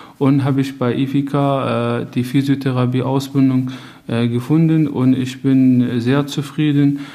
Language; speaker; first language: German; non-native, fluent; Arabic